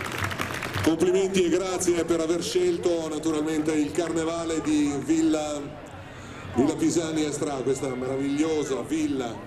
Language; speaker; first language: Italian; native; Italian